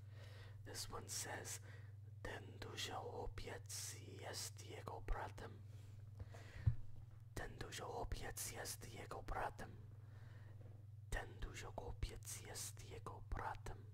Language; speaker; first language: Polish; non-native, learner; English